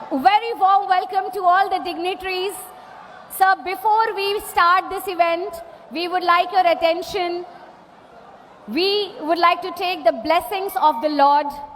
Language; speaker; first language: English; non-native, local second language; Telugu